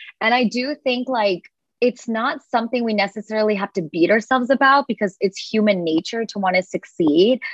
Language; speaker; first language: English; native; English